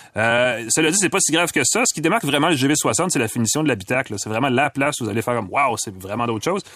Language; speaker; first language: French; native; French